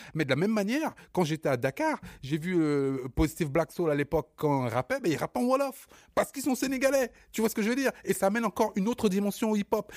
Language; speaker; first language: French; early bilingual, other home language; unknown